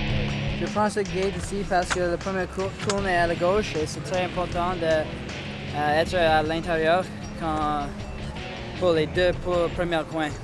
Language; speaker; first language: French; non-native, learner; English